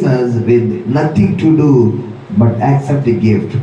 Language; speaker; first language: English; non-native, local second language; Telugu